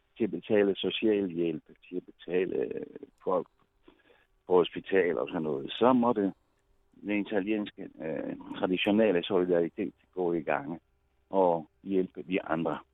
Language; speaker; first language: Danish; non-native, fluent; Italian